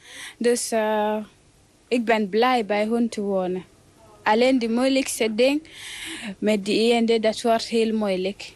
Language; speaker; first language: Dutch; non-native, learner; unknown